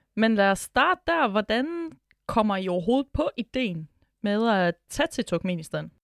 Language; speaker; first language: Danish; native; Danish